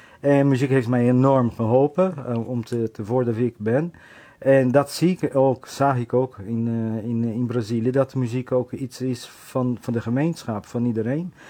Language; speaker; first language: Dutch; non-native, fluent; Portuguese